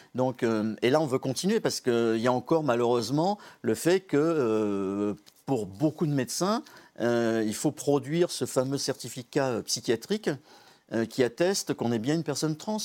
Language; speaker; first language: French; native; French